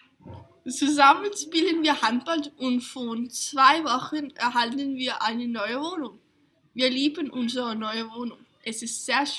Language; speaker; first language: German; non-native, learner; Danish